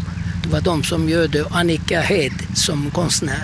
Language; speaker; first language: Swedish; non-native, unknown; Turkish